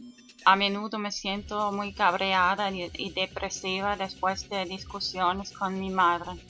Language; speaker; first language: Spanish; non-native, fluent; German